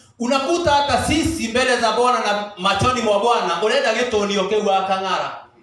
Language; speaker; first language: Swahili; non-native, local second language; Kikuyu